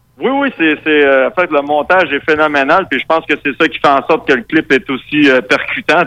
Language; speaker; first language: French; non-native, local second language; Spanish